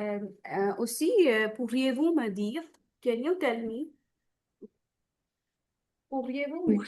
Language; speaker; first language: French; non-native, fluent; Hindi